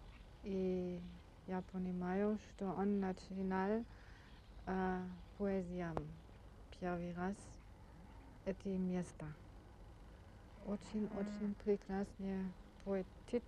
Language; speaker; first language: Russian; non-native, learner; German